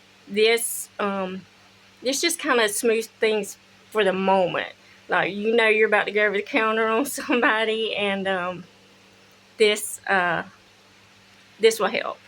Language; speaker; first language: English; native; English